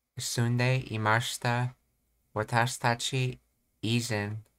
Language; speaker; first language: Japanese; non-native, learner; English